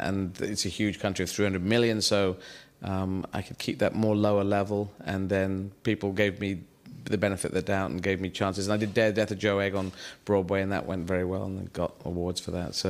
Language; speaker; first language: English; native; English